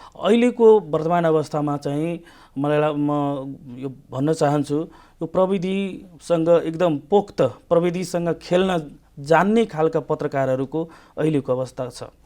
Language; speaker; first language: Nepali; non-native, local second language; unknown